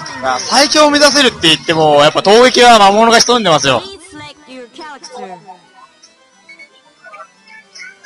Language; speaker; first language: Japanese; native; Japanese